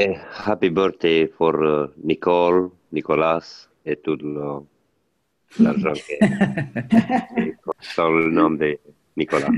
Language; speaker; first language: French; non-native, learner; Italian